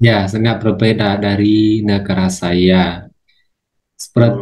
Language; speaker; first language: Indonesian; non-native, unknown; Khmer